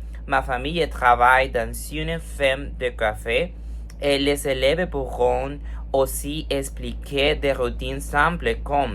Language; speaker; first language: French; non-native, fluent; Spanish